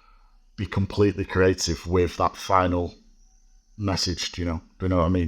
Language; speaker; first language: English; native; English